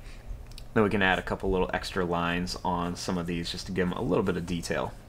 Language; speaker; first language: English; native; English